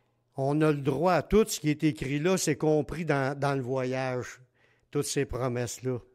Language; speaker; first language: French; native; French